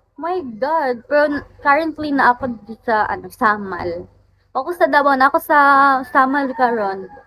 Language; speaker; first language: Filipino; non-native, local second language; Cebuano